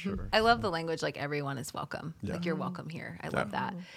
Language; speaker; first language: English; native; English